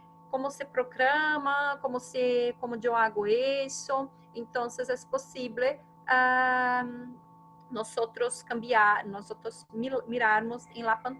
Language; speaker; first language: Spanish; non-native, fluent; Portuguese